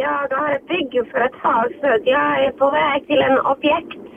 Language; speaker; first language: Swedish; non-native, fluent; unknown